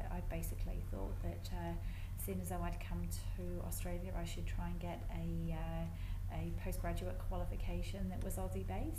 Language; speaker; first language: English; native; English